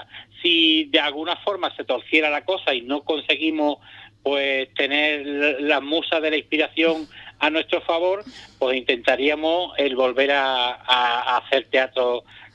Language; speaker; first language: Spanish; native; Spanish